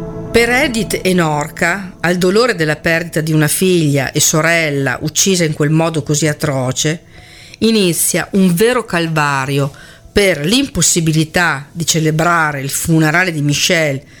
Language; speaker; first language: Italian; native; Italian